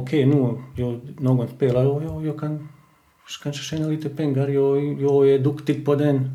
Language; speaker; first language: Swedish; non-native, fluent; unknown